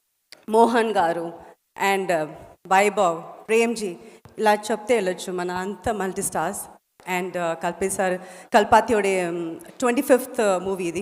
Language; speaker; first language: Telugu; non-native, learner; Tamil